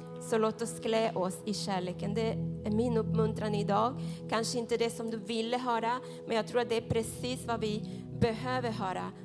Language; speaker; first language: Swedish; non-native, fluent; Spanish